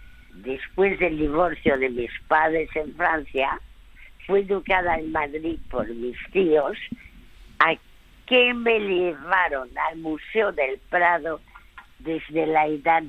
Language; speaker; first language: Spanish; early bilingual, other home language; French